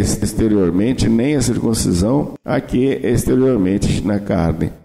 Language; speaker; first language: Portuguese; native; Portuguese